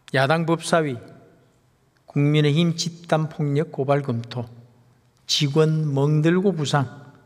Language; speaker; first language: Korean; native; Korean